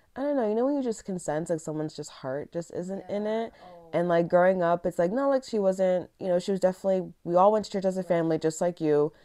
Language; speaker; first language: English; early bilingual, other home language; Yoruba